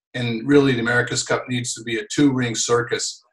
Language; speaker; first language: English; native; English